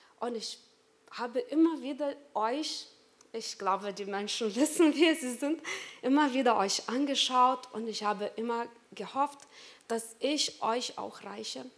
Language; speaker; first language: German; non-native, fluent; Lithuanian